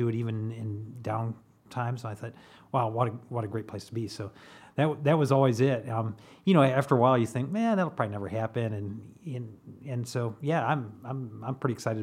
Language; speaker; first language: English; native; English